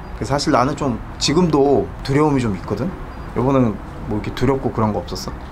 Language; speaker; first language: Korean; native; Korean